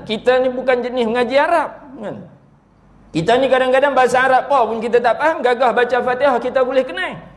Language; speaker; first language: Malay; native; Malay